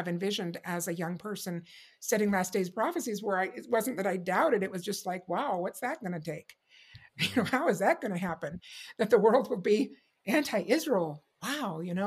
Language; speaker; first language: English; native; English